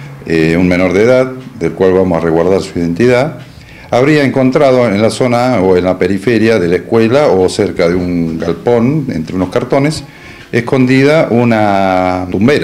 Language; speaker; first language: Spanish; native; Spanish